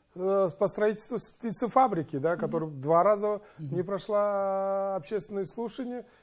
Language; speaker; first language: Russian; non-native, local second language; Kazakh